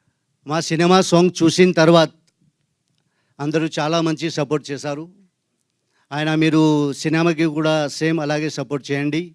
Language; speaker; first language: Telugu; non-native, learner; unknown